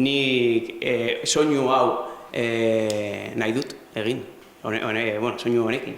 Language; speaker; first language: Basque; non-native, local second language; Spanish